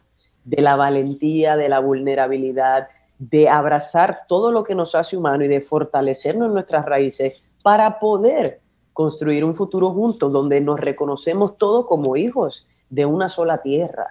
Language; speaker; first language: Spanish; native; Spanish